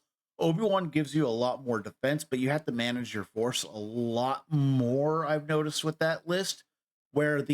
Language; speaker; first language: English; native; English